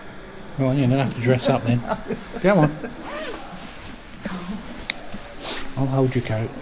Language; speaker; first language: English; native; English